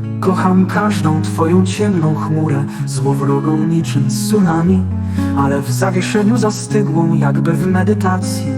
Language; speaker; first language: Polish; native; Polish